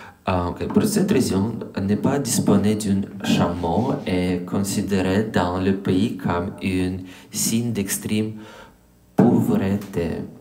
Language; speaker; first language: French; non-native, learner; English